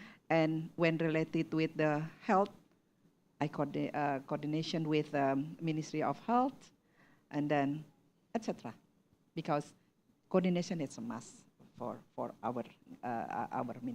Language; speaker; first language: English; non-native, learner; Indonesian